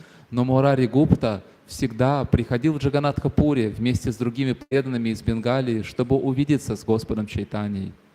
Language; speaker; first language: Russian; native; Russian